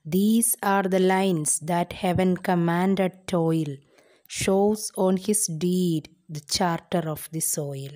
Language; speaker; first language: English; non-native, local second language; Malayalam